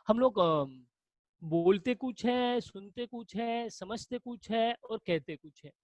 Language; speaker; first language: Hindi; non-native, local second language; Marathi